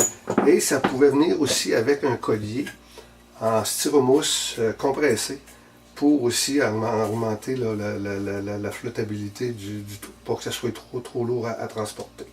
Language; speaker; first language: French; native; French